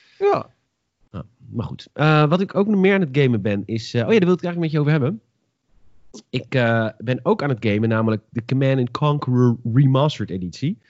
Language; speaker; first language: Dutch; native; Dutch